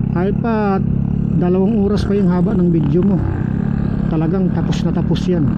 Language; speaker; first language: Filipino; non-native, local second language; Cebuano